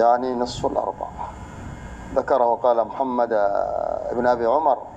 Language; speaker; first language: Arabic; native; Arabic